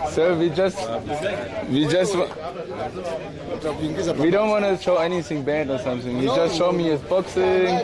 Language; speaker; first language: English; non-native, learner; German